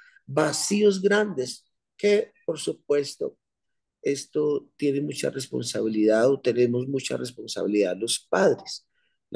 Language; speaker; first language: Spanish; native; Spanish